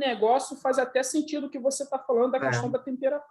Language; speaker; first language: Portuguese; native; Portuguese